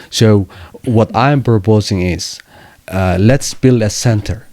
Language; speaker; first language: English; non-native, fluent; Somali